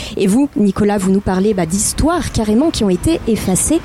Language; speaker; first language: French; native; French